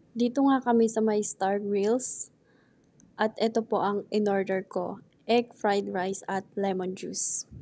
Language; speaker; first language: Filipino; native; Filipino